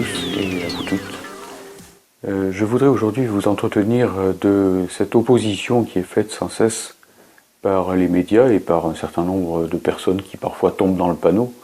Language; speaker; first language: French; native; French